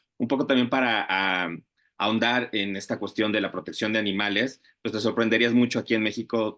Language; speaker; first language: Spanish; native; Spanish